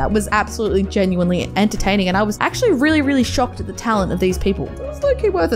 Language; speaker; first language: English; native; English